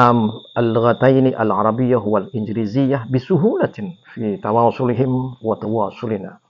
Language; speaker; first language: Arabic; non-native, fluent; Indonesian